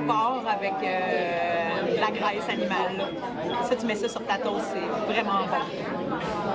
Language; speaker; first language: French; native; French